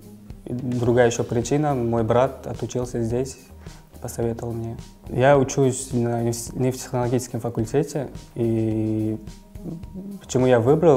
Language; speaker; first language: Russian; non-native, fluent; Uzbek